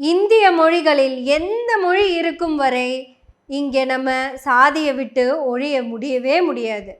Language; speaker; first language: Tamil; non-native, local second language; Malayalam